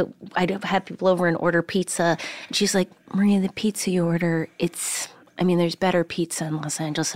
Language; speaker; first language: English; native; English